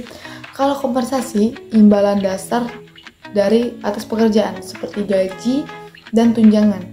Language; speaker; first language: Indonesian; native; Indonesian